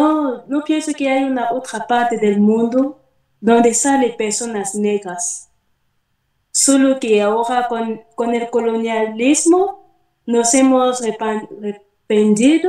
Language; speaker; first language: Spanish; non-native, fluent; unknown